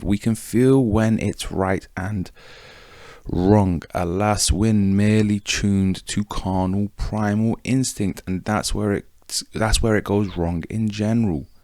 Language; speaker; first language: English; native; English